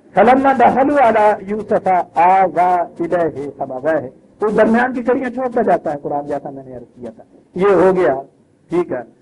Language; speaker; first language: Urdu; non-native, local second language; Punjabi